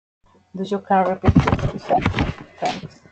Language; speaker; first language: English; non-native, learner; Spanish